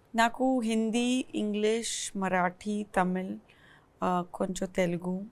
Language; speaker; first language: Telugu; non-native, learner; Kannada